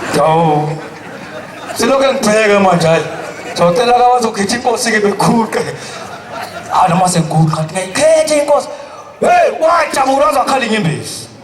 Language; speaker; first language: Zulu; native; Zulu